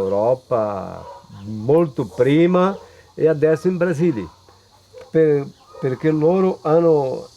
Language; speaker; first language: Italian; non-native, fluent; Portuguese